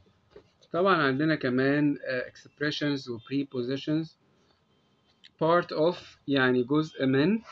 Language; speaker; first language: Arabic; native; Arabic